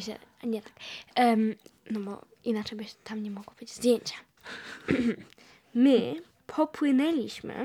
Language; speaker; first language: Polish; early bilingual, heritage; Polish